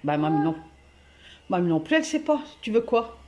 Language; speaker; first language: French; native; French